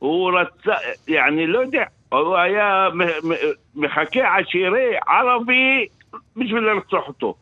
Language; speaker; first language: Hebrew; non-native, local second language; Arabic